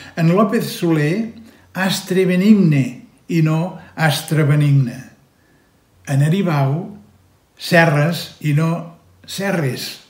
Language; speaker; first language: Catalan; native; Catalan